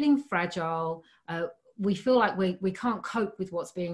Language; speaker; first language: English; native; English